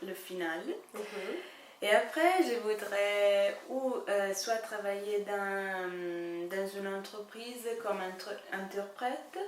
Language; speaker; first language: French; non-native, fluent; Italian